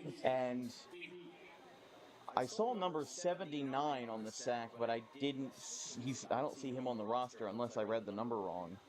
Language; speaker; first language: English; native; English